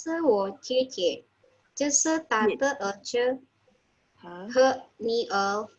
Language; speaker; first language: Chinese; non-native, learner; Indonesian